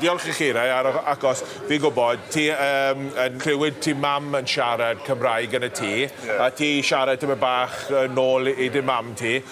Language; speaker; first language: Welsh; non-native, learner; English